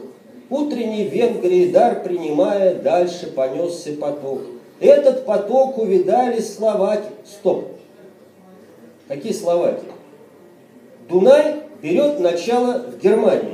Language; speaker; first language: Russian; native; Russian